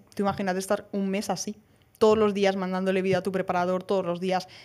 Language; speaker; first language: Spanish; native; Spanish